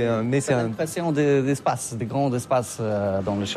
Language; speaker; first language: French; non-native, learner; Polish